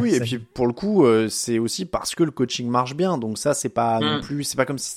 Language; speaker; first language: French; native; French